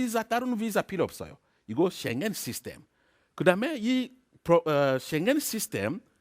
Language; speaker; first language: Korean; non-native, learner; French